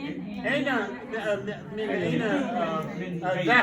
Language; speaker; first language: Arabic; non-native, learner; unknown